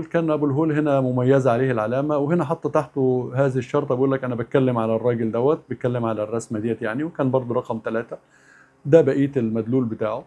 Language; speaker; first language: Arabic; native; Arabic